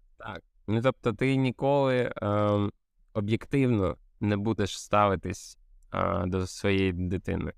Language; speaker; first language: Ukrainian; native; Ukrainian